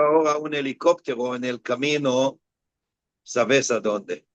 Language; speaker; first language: Spanish; non-native, fluent; Hebrew